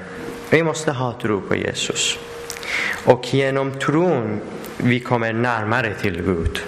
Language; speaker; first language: Swedish; non-native, learner; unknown